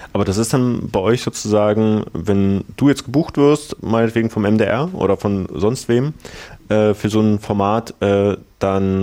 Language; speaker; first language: German; native; German